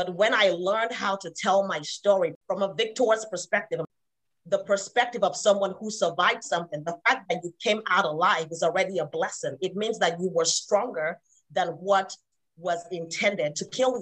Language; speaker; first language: English; non-native, local second language; Igbo